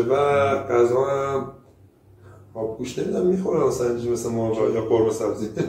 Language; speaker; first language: Persian; native; Persian